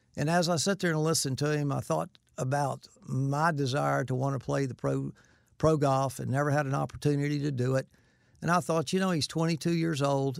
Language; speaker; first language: English; native; English